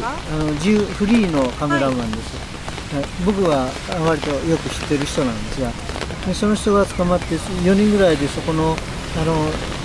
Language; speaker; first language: Japanese; native; Japanese